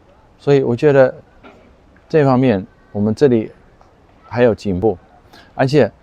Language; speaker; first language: Chinese; non-native, fluent; Dutch